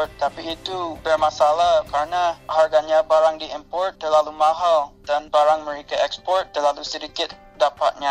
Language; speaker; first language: Indonesian; non-native, fluent; English